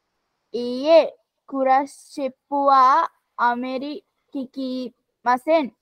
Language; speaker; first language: Japanese; non-native, learner; Sinhala